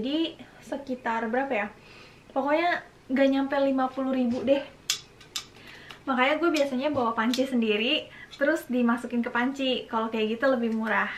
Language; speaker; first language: Indonesian; native; Indonesian